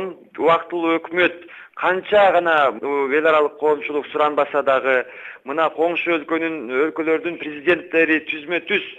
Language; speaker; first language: Kyrgyz; native; Kyrgyz